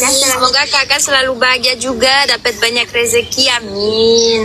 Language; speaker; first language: Indonesian; native; Indonesian